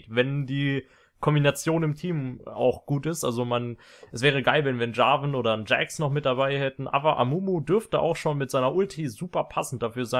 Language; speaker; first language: German; native; German